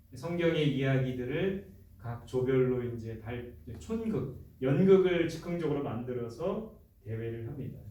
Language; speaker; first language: Korean; native; Korean